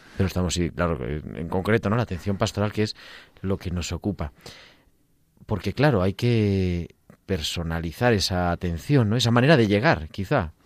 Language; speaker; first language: Spanish; native; Spanish